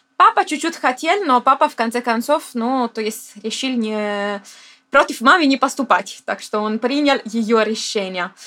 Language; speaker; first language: Russian; non-native, fluent; Italian